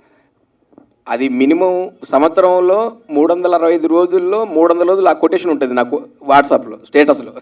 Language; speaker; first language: Telugu; native; Telugu